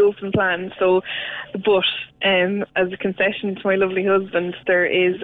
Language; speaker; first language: English; native; English